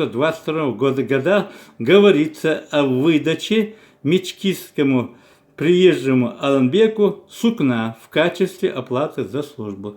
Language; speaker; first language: Russian; non-native, local second language; Chechen